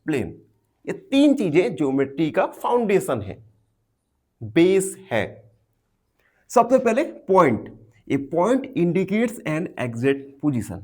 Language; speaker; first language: Hindi; native; Hindi